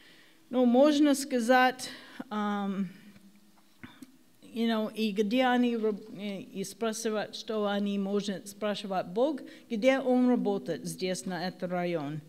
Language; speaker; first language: Russian; non-native, learner; English